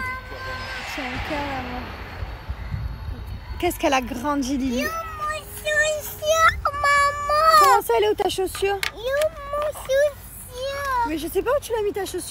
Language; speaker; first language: French; native; French